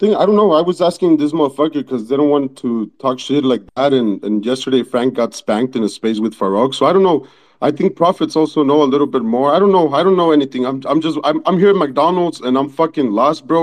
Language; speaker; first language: English; non-native, fluent; Spanish